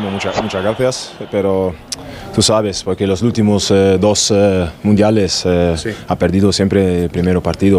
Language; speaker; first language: Spanish; non-native, learner; German